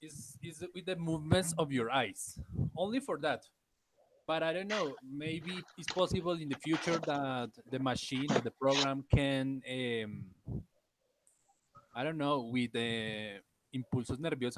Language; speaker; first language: English; non-native, learner; Spanish